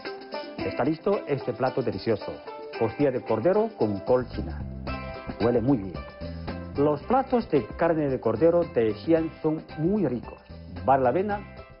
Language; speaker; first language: Spanish; non-native, fluent; Chinese